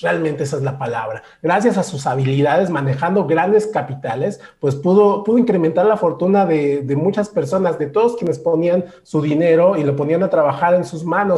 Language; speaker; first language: Spanish; native; Spanish